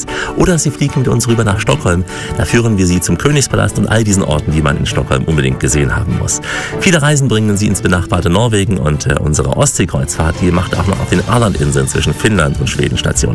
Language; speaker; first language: German; native; German